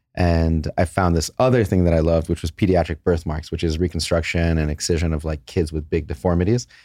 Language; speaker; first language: English; native; English